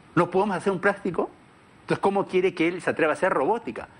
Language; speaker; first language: Spanish; native; Spanish